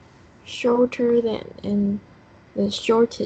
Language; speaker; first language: English; non-native, learner; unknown